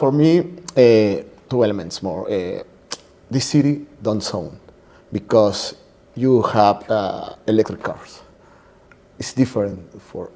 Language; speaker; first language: English; non-native, learner; Spanish